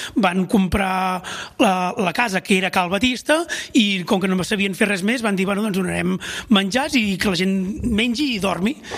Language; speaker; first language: Catalan; native; Catalan